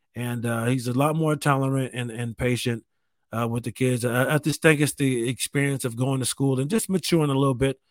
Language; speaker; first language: English; native; English